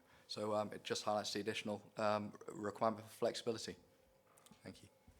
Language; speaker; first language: English; native; English